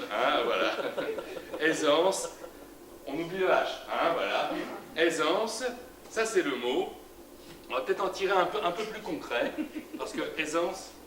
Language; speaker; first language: French; native; French